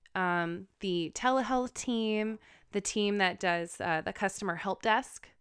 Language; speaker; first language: English; native; English